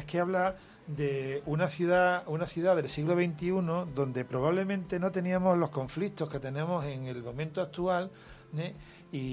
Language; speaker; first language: Spanish; native; Spanish